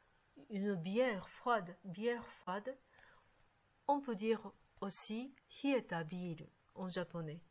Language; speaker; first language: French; non-native, fluent; Japanese